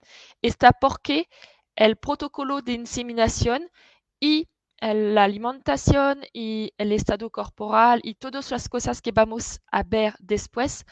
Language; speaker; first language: Spanish; non-native, fluent; French